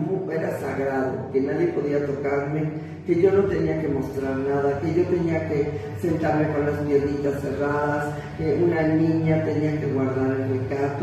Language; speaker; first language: Spanish; native; Spanish